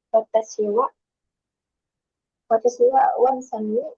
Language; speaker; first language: Japanese; non-native, learner; Indonesian